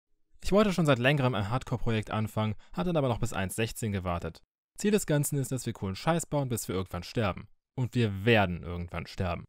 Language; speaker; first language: German; native; German